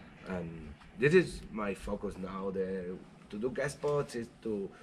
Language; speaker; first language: English; non-native, learner; Spanish